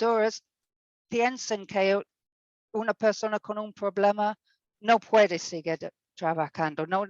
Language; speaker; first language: Spanish; non-native, fluent; English